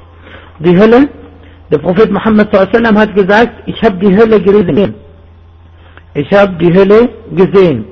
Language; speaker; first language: German; non-native, fluent; Arabic